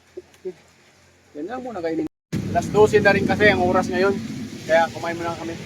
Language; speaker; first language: Filipino; non-native, local second language; Cebuano